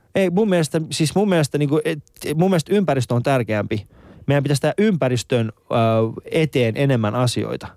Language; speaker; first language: Finnish; early bilingual, other home language; Persian